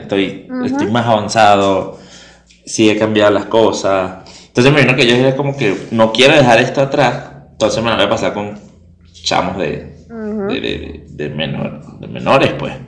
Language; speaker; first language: Spanish; native; Spanish